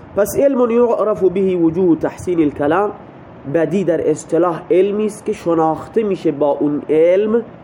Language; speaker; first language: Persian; non-native, local second language; Baluchi